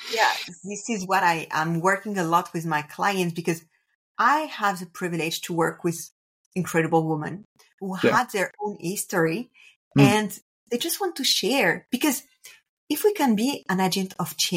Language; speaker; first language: English; non-native, fluent; French